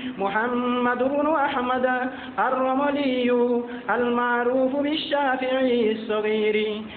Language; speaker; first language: Arabic; non-native, fluent; Bangla